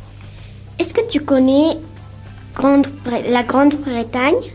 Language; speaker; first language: French; non-native, learner; Spanish